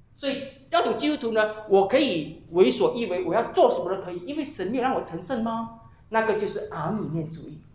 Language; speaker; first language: Chinese; native; Chinese